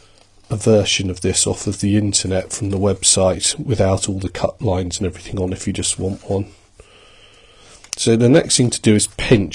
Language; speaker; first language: English; native; English